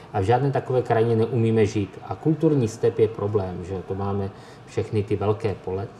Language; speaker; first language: Czech; native; Czech